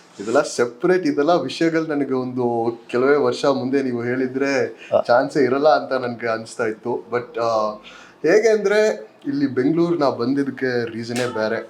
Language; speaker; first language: Kannada; non-native, local second language; English